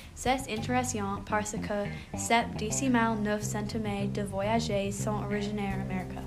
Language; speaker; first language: French; non-native, learner; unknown